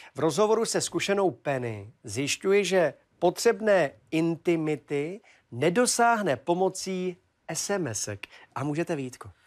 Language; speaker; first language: Czech; native; Czech